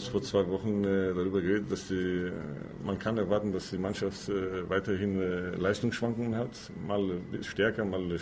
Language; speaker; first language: German; non-native, fluent; Greek